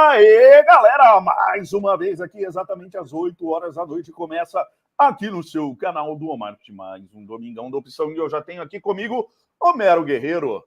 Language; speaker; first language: Portuguese; native; Portuguese